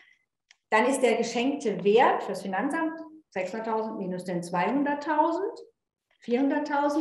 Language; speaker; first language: German; native; German